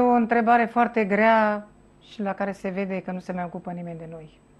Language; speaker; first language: Romanian; native; Romanian